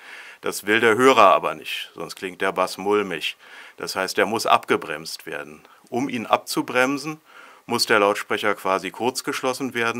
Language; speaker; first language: German; native; German